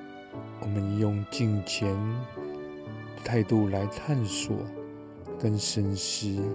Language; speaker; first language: Chinese; native; Chinese